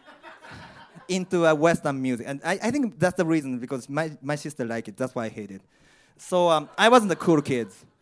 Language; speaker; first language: English; non-native, learner; Japanese